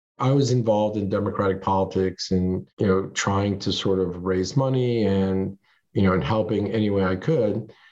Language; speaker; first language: English; early bilingual, other home language; French